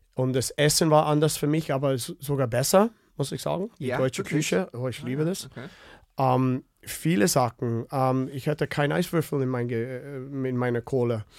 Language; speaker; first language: German; non-native, fluent; English